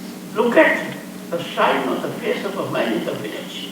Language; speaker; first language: English; non-native, local second language; Hindi